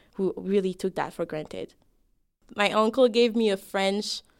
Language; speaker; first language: English; non-native, fluent; Haitian Creole